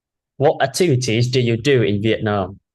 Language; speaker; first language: English; non-native, fluent; Vietnamese